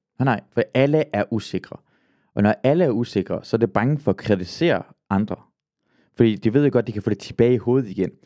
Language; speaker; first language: Danish; early bilingual, other home language; Persian